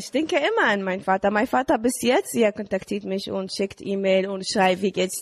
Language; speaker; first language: German; non-native, learner; Arabic